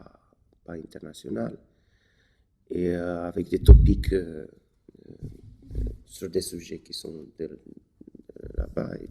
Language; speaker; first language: French; non-native, fluent; Romanian